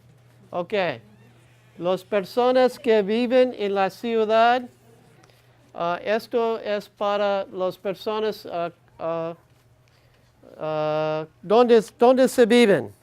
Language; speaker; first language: Spanish; non-native, learner; English